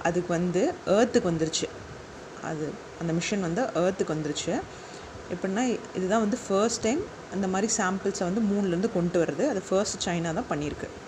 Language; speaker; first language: Tamil; native; Tamil